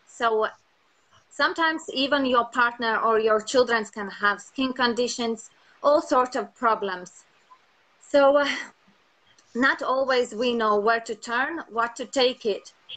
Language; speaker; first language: English; non-native, fluent; Latvian